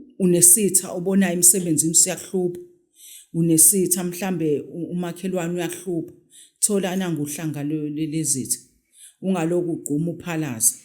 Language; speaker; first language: Zulu; native; Zulu